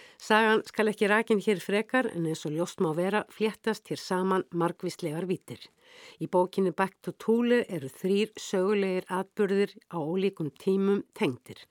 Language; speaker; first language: Icelandic; native; Icelandic